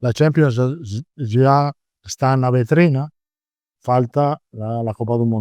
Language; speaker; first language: Portuguese; non-native, learner; Italian